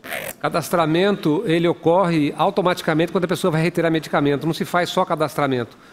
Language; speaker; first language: Portuguese; native; Portuguese